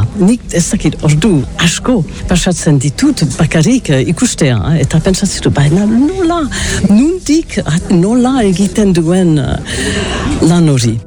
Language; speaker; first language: Basque; non-native, learner; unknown